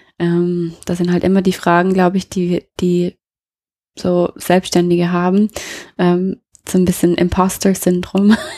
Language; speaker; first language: German; non-native, fluent; English